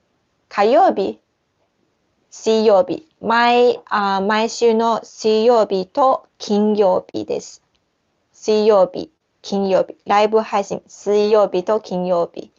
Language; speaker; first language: Japanese; non-native, fluent; Chinese